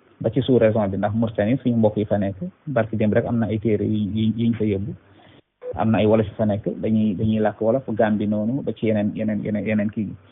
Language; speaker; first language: Wolof; non-native, local second language; Fula